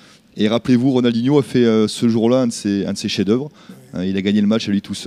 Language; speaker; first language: French; native; French